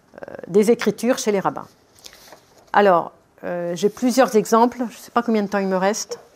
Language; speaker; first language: French; native; French